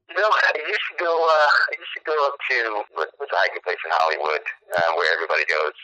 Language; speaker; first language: English; native; English